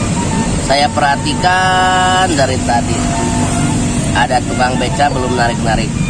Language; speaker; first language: Indonesian; non-native, local second language; Sundanese